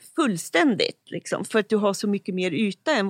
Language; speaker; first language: Swedish; native; Swedish